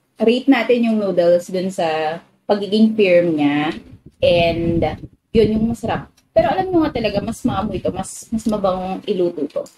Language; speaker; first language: Filipino; native; Filipino